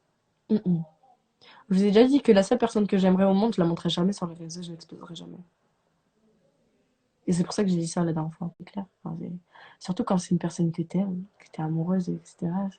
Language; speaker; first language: French; native; French